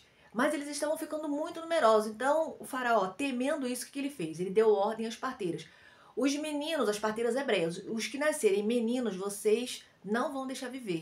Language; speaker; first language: Portuguese; native; Portuguese